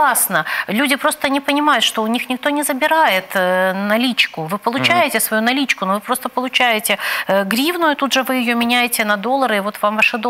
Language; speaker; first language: Russian; native; Russian